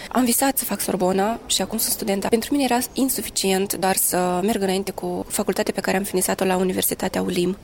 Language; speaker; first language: Romanian; native; Romanian